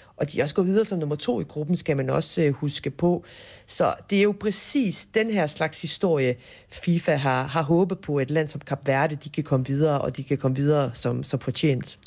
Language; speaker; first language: Danish; early bilingual, other home language; Bosnian